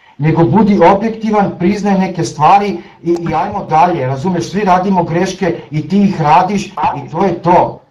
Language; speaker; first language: Serbian; native; Serbian